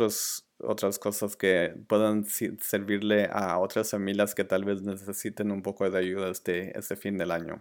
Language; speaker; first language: Spanish; early bilingual, other home language; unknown